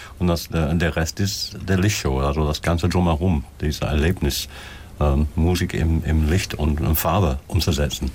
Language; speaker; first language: German; non-native, fluent; English